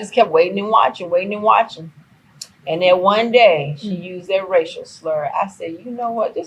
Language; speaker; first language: English; native; English